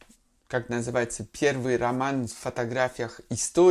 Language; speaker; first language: Russian; non-native, fluent; French